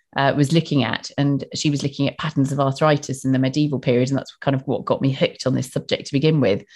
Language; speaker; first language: English; native; English